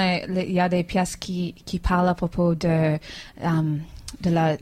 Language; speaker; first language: French; non-native, fluent; English